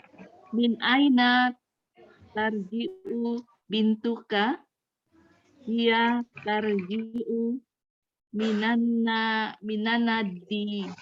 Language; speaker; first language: Arabic; non-native, learner; Indonesian